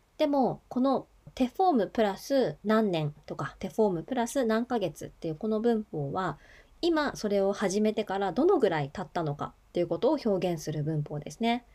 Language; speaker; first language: Japanese; native; Japanese